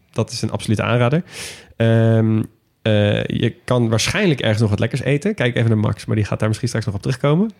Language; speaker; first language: Dutch; native; Dutch